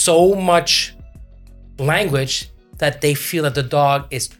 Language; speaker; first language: English; non-native, fluent; French